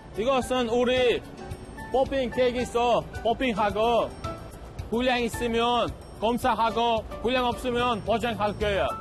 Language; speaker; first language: Korean; non-native, learner; Uzbek